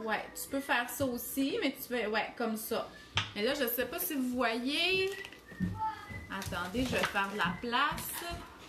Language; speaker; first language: French; native; French